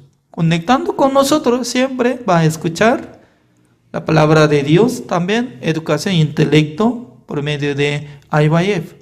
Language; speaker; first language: Spanish; non-native, fluent; Korean